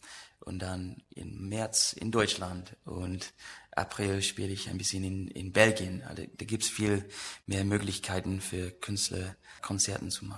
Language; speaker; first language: German; non-native, learner; English